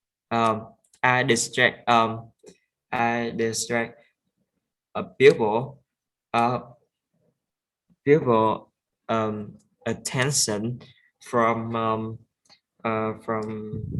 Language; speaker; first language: English; non-native, learner; Vietnamese